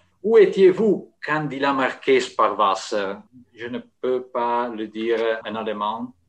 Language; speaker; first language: French; non-native, fluent; Italian